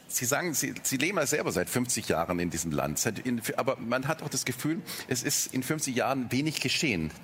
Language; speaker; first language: German; native; German